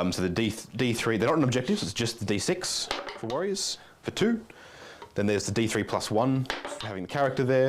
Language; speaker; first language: English; native; English